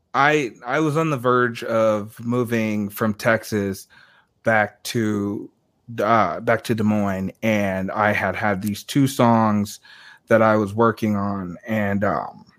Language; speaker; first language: English; native; English